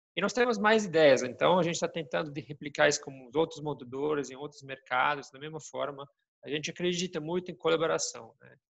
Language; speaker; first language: Portuguese; non-native, fluent; German